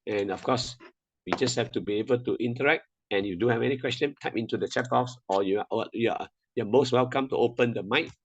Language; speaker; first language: English; non-native, local second language; Chinese